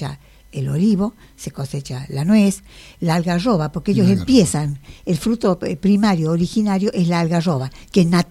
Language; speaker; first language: Spanish; native; Spanish